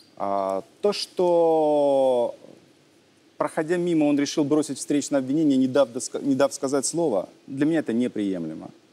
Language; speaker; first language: Russian; native; Russian